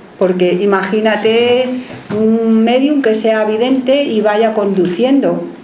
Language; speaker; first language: Spanish; native; Spanish